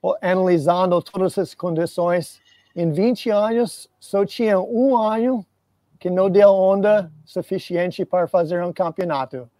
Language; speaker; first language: Portuguese; non-native, fluent; English